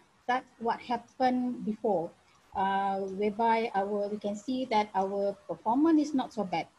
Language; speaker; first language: English; non-native, local second language; Malay